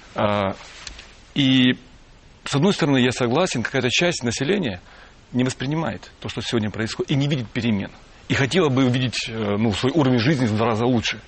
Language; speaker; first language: Russian; native; Russian